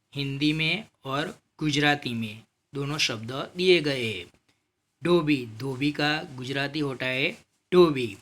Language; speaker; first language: Hindi; non-native, local second language; Gujarati